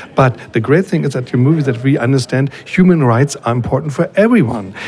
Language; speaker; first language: English; non-native, fluent; German